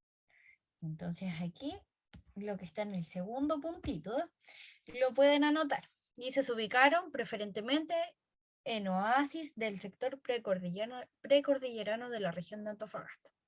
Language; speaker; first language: Spanish; native; Spanish